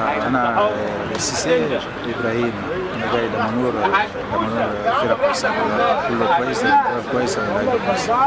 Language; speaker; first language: Arabic; non-native, learner; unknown